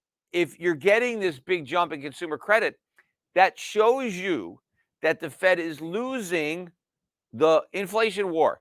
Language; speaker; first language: English; native; English